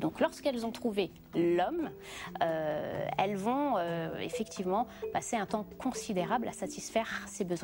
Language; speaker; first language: French; native; French